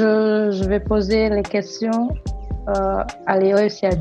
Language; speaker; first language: French; non-native, fluent; Indonesian